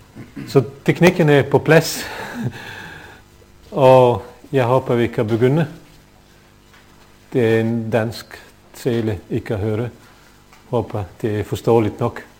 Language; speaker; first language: Danish; non-native, fluent; Bosnian